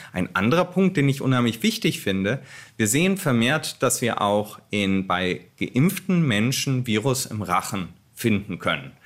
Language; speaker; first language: German; native; German